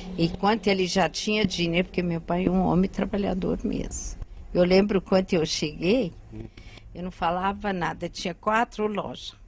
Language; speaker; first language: Portuguese; non-native, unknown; Arabic